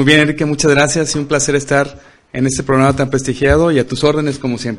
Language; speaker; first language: Spanish; native; Spanish